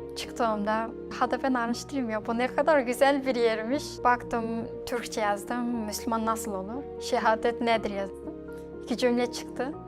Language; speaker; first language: Turkish; non-native, fluent; Mongolian